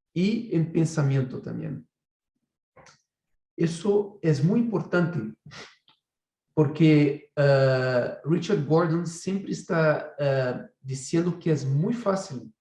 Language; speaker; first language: Spanish; non-native, fluent; Portuguese